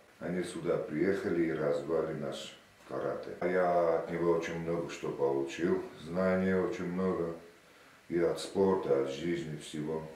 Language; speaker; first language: Russian; non-native, local second language; Armenian